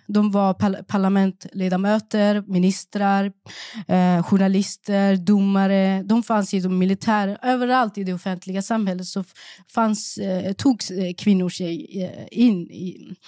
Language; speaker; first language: Swedish; early bilingual, other home language; Persian